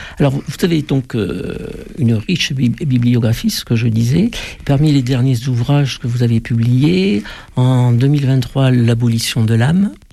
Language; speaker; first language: French; native; French